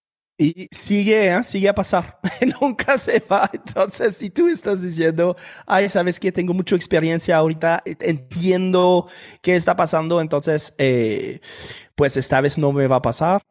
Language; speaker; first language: Spanish; non-native, fluent; French